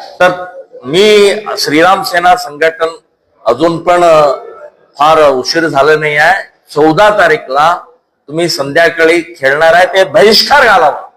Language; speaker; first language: Marathi; non-native, local second language; Kannada